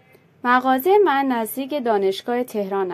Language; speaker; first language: Persian; non-native, fluent; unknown